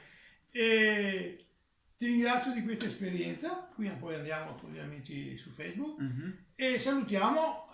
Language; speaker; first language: Italian; native; Italian